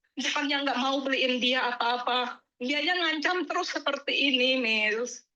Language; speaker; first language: Indonesian; native; Indonesian